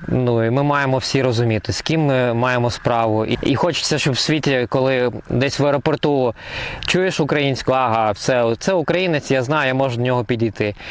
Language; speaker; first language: Ukrainian; non-native, local second language; Russian